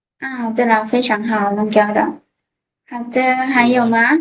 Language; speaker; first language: Chinese; non-native, fluent; Lao